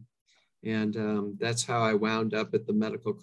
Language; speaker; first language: English; native; English